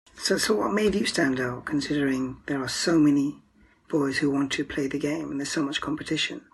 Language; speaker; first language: English; native; English